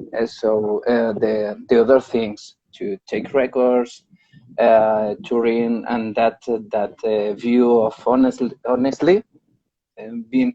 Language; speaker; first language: English; non-native, learner; Spanish